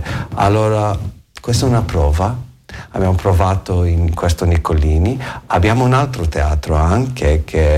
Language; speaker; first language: Italian; non-native, learner; English